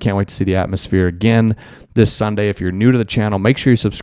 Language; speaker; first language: English; native; English